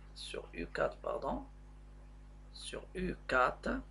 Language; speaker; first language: French; non-native, local second language; Arabic